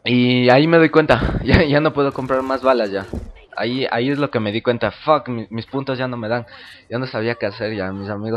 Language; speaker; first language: Spanish; native; Spanish